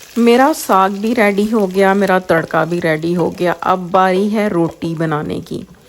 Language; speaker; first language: Urdu; non-native, local second language; Punjabi